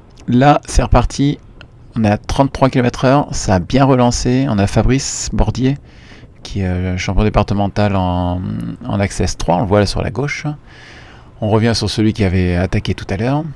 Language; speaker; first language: French; native; French